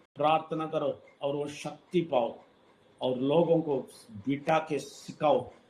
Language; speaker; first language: Hindi; non-native, local second language; Telugu